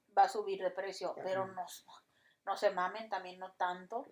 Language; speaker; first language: Spanish; early bilingual, heritage; Spanish